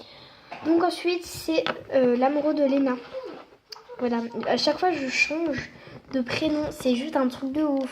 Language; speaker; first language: French; native; French